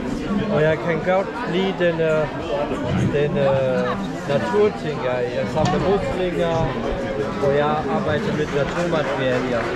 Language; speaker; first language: Danish; non-native, fluent; German